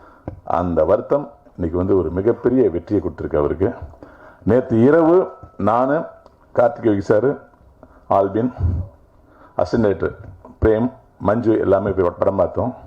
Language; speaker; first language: Tamil; native; Tamil